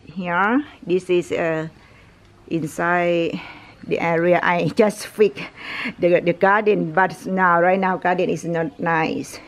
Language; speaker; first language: English; non-native, learner; Thai